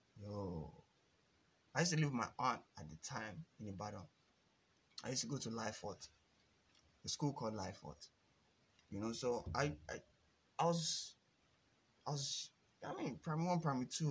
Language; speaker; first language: English; non-native, local second language; Yoruba